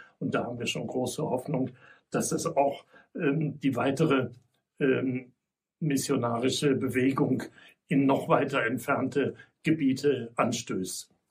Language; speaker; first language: German; native; German